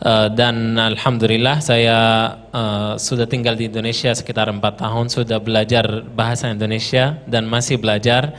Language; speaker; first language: Indonesian; non-native, fluent; Arabic